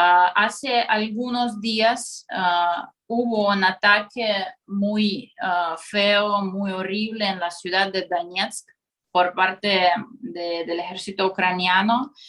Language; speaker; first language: Spanish; non-native, fluent; Russian